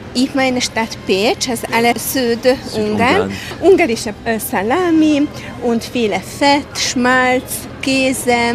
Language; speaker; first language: German; non-native, learner; Hungarian